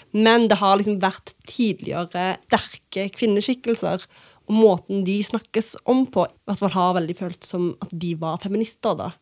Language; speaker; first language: Norwegian; early bilingual, other home language; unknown